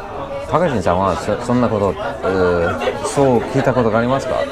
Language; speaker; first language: Japanese; non-native, learner; English